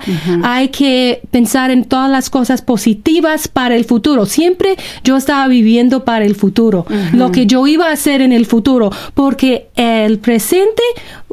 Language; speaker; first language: Spanish; non-native, fluent; English